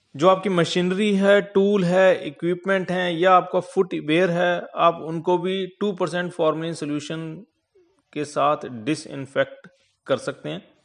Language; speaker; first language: Hindi; non-native, local second language; Punjabi